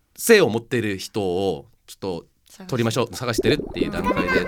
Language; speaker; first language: Japanese; non-native, fluent; Korean